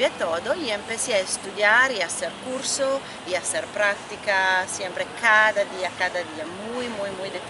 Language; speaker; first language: Spanish; non-native, fluent; Italian